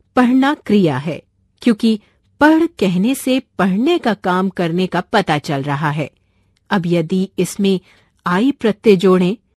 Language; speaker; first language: Hindi; non-native, local second language; Marathi